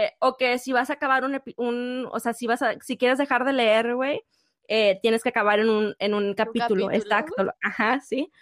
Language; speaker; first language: Spanish; native; Spanish